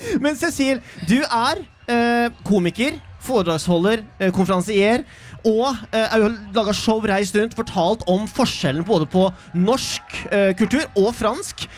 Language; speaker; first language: Norwegian; native; Norwegian